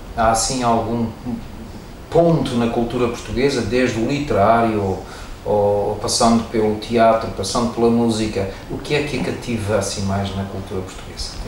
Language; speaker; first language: Portuguese; native; Portuguese